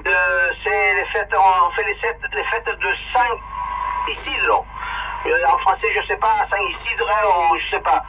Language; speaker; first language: French; early bilingual, other home language; Spanish